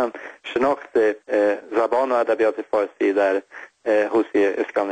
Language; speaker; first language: Persian; non-native, fluent; Swedish